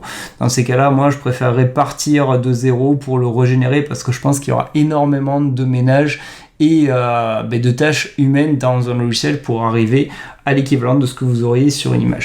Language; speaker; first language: French; native; French